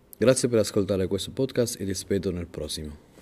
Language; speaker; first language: Italian; non-native, learner; Spanish